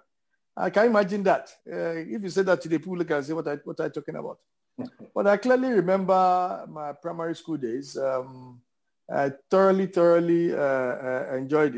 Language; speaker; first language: English; non-native, local second language; Yoruba